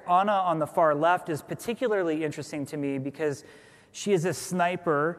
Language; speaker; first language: English; native; English